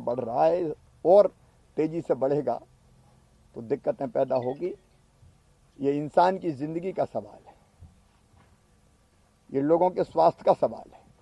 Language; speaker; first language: Hindi; native; Hindi